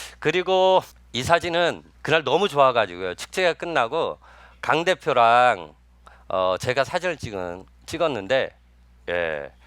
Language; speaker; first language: Korean; native; Korean